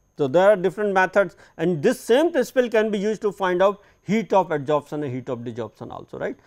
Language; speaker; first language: English; non-native, local second language; Hindi